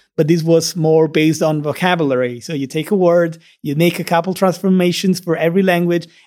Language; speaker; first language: English; non-native, fluent; Italian